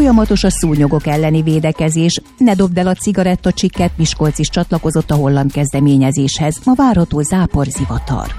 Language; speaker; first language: Hungarian; native; Hungarian